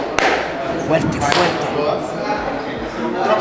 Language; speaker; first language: Spanish; non-native, learner; Portuguese